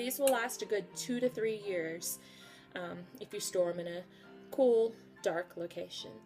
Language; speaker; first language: English; native; English